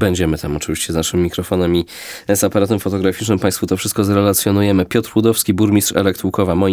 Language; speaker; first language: Polish; native; Polish